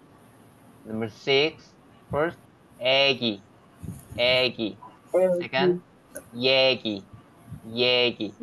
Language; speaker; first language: English; non-native, learner; Korean